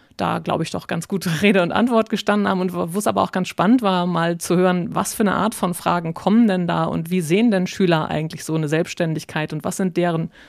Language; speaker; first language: German; native; German